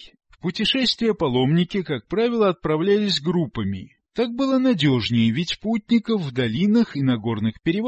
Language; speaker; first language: Russian; native; Russian